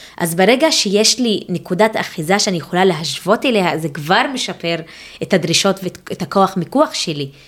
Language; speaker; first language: Hebrew; non-native, local second language; Arabic